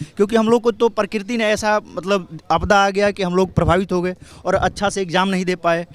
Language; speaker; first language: Hindi; native; Hindi